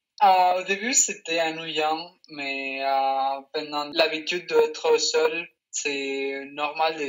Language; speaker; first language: French; non-native, fluent; Spanish